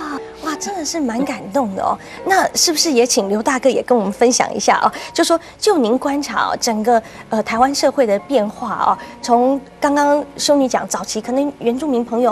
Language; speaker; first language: Chinese; native; Chinese